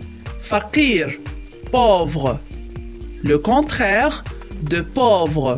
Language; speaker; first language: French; non-native, local second language; Arabic